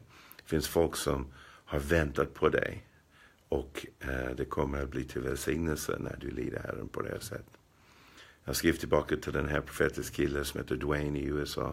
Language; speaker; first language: Swedish; non-native, fluent; English